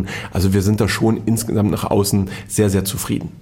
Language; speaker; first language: German; native; German